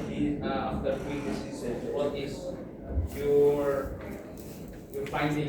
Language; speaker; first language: English; non-native, fluent; Indonesian